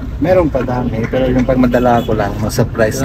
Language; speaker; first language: Filipino; non-native, learner; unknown